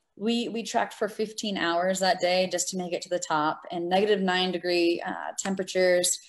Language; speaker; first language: English; native; English